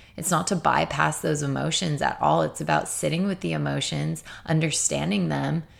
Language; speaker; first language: English; native; English